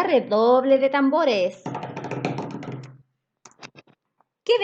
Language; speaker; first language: Spanish; native; Spanish